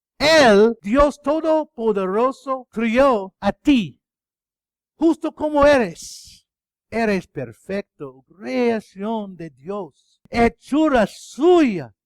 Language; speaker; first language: Spanish; non-native, fluent; English